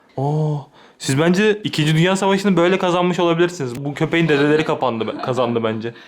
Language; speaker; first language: Turkish; native; Turkish